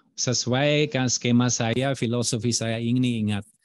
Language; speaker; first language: Indonesian; non-native, fluent; German